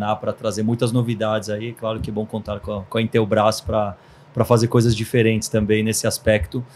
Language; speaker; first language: Portuguese; early bilingual, other home language; Hebrew